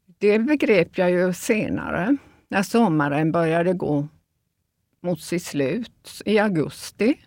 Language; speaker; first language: Swedish; early bilingual, other home language; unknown